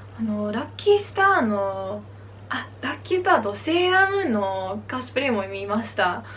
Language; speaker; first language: Japanese; non-native, learner; Dutch